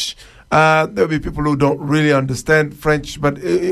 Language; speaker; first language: English; non-native, fluent; Luba-Lulua